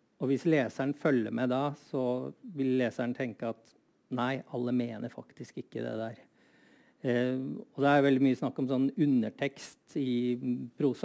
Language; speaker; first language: Norwegian; native; Norwegian